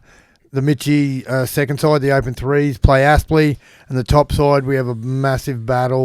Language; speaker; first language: English; native; English